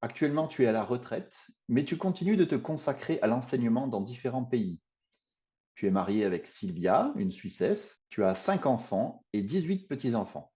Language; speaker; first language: French; native; French